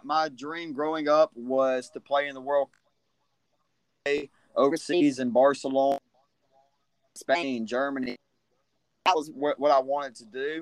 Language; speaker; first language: English; native; English